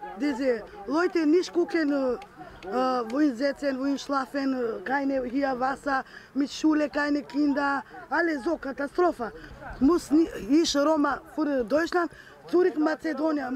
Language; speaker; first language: German; non-native, learner; Romany